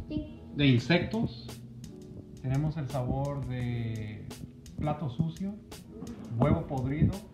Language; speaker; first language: Spanish; early bilingual, other home language; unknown